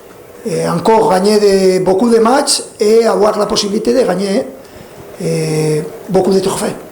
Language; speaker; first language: French; non-native, fluent; Spanish